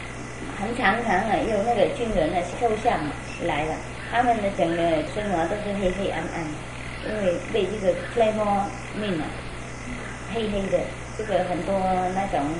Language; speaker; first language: Chinese; non-native, fluent; Vietnamese